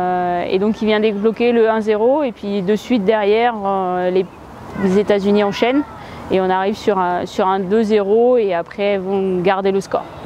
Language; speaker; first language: French; native; French